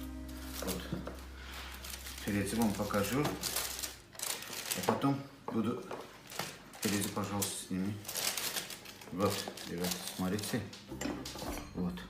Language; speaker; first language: Russian; non-native, local second language; Azerbaijani